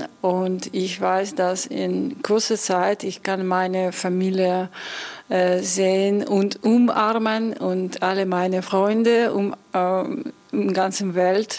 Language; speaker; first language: German; non-native, fluent; Russian